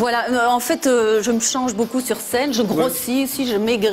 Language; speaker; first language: French; native; French